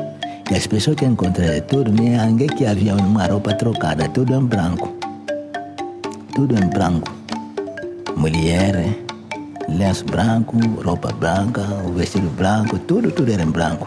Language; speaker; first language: Portuguese; non-native, local second language; Kongo